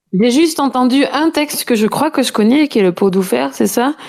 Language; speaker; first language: French; native; French